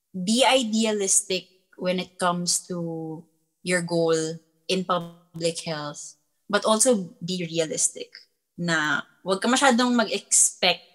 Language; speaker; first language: English; non-native, local second language; Filipino